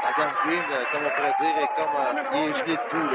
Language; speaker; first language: French; native; French